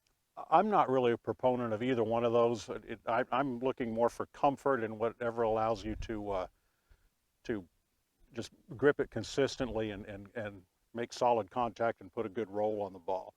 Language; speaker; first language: English; native; English